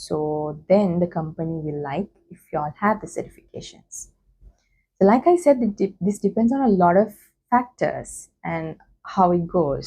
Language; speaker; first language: English; non-native, local second language; Sinhala